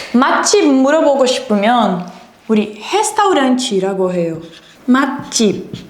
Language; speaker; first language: Korean; non-native, learner; Portuguese